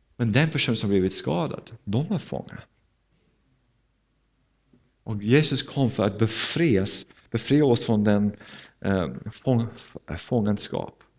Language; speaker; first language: Swedish; non-native, fluent; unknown